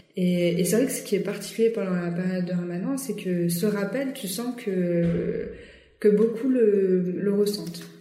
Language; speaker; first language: French; native; French